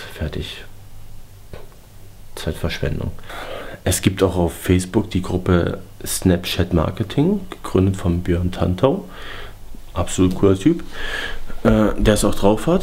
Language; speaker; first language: German; native; German